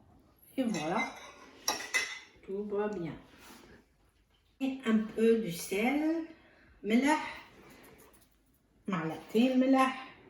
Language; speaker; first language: French; non-native, fluent; Arabic